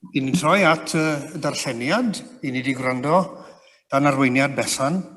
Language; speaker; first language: Welsh; native; Welsh